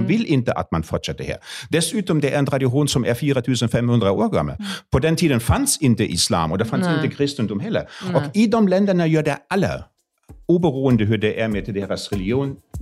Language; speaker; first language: Swedish; non-native, fluent; German